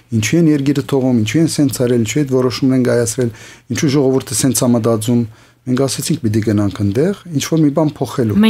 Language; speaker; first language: Armenian; early bilingual, heritage; Armenian